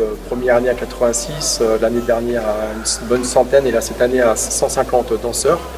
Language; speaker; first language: French; native; French